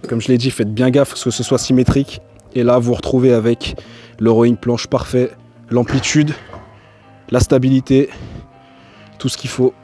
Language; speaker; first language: French; native; French